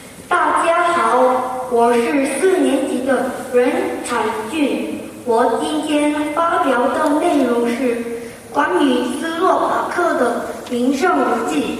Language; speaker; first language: Chinese; non-native, learner; Korean